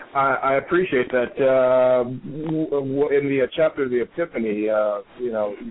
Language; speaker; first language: English; native; English